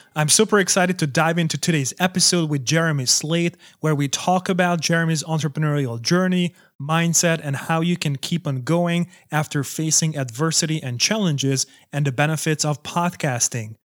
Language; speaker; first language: English; non-native, fluent; Hungarian